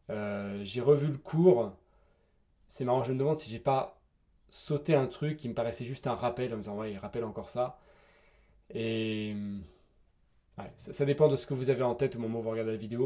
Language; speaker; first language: French; native; French